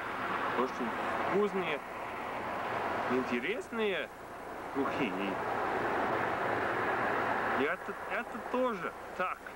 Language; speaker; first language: Russian; non-native, learner; English